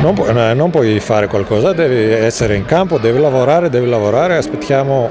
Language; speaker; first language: Italian; non-native, fluent; Greek